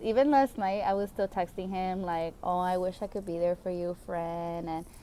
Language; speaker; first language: English; early bilingual, other home language; Spanish